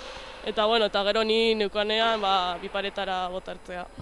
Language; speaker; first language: Basque; non-native, local second language; Spanish